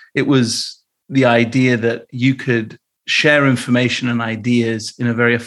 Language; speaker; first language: English; native; English